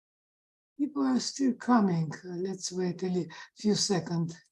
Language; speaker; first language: English; non-native, fluent; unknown